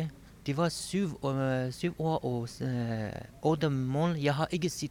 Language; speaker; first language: Danish; non-native, learner; Kurdish